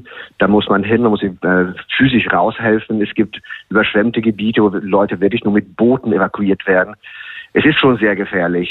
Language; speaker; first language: German; non-native, fluent; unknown